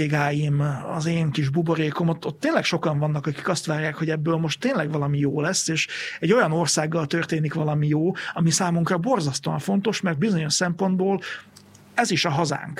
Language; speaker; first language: Hungarian; native; Hungarian